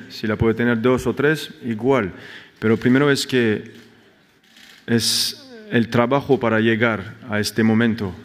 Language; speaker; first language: Spanish; non-native, fluent; French